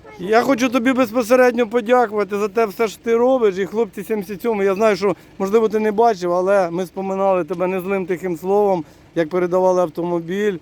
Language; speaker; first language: Ukrainian; native; Ukrainian